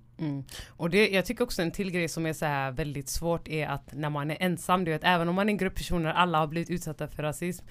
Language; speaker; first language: Swedish; early bilingual, other home language; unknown